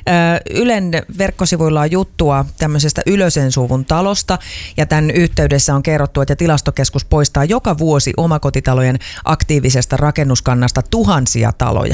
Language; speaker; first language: Finnish; native; Finnish